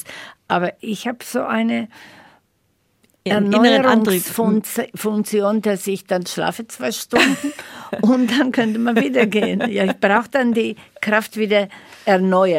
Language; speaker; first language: German; non-native, fluent; Slovak